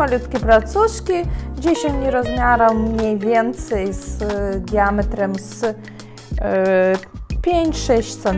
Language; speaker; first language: Polish; non-native, fluent; Ukrainian